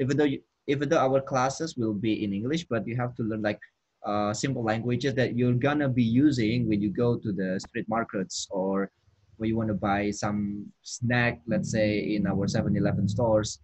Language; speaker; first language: English; non-native, fluent; Indonesian